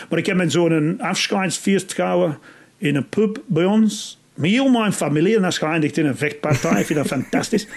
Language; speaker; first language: Dutch; non-native, fluent; English